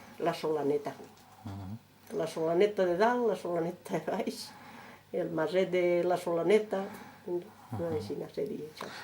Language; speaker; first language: Catalan; native; Catalan